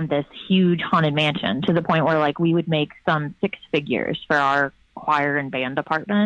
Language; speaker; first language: English; native; English